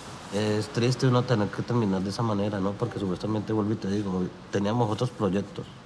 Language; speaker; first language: Spanish; native; Spanish